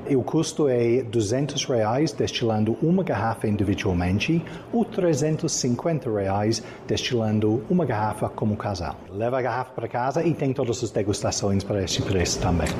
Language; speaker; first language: Portuguese; non-native, fluent; English